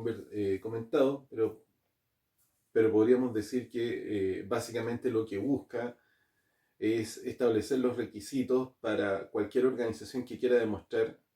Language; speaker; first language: Spanish; native; Spanish